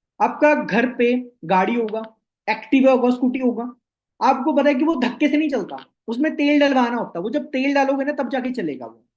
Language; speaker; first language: Hindi; non-native, local second language; Bangla